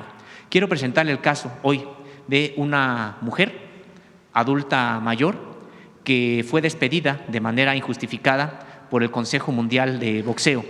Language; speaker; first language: Spanish; native; Spanish